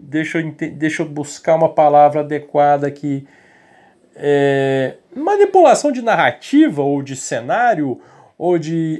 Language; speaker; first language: Portuguese; native; Portuguese